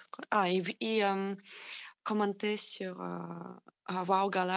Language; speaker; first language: French; non-native, fluent; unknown